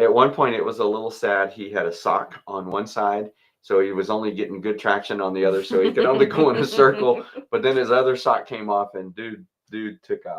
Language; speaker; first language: English; native; English